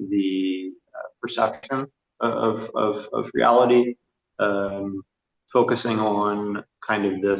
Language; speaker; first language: English; native; English